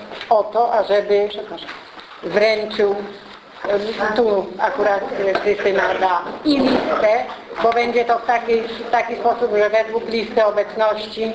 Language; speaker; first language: Polish; native; Polish